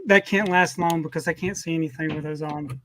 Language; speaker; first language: English; native; English